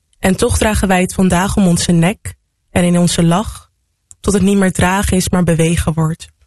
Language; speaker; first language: Dutch; native; Dutch